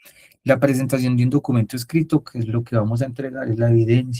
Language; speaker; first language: Spanish; native; Spanish